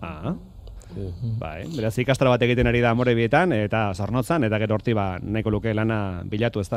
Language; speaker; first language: Basque; native; Basque